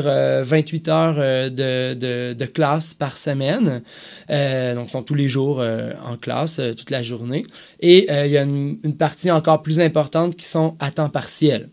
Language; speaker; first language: French; native; French